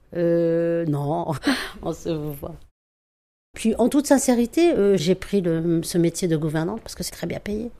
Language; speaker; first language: French; native; French